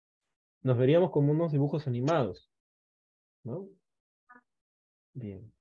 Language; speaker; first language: Spanish; native; Spanish